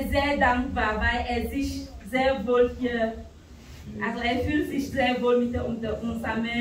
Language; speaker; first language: German; non-native, fluent; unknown